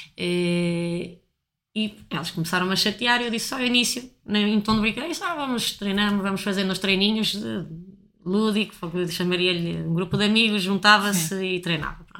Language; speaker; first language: Portuguese; native; Portuguese